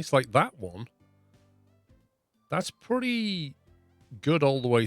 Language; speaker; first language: English; native; English